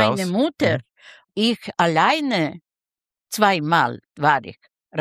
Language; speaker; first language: German; non-native, learner; Russian